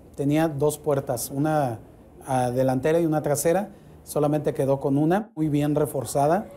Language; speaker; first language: Spanish; native; Spanish